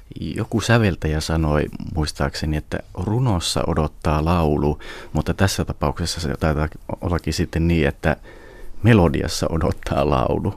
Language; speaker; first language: Finnish; native; Finnish